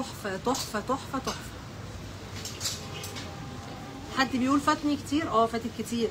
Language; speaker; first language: Arabic; native; Arabic